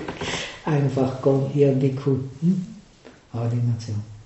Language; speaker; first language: German; non-native, fluent; Czech